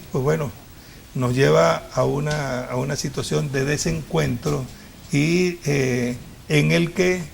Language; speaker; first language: Spanish; native; Spanish